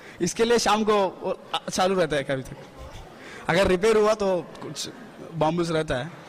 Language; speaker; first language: Hindi; non-native, local second language; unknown